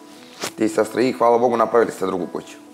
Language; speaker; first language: Serbian; native; Serbian